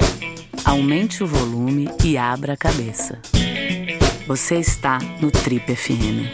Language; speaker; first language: Portuguese; native; Portuguese